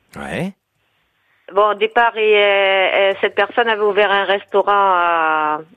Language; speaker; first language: French; native; French